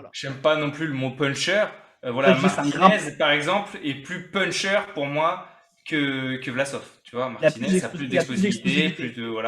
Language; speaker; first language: French; native; French